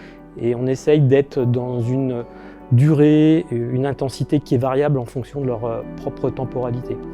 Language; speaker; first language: French; native; French